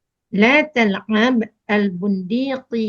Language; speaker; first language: Arabic; non-native, learner; Malay